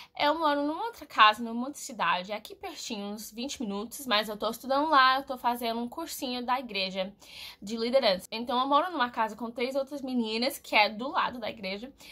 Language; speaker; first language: Portuguese; non-native, fluent; English